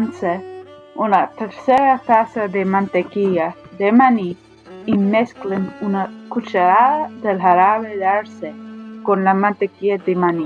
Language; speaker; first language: Spanish; non-native, learner; English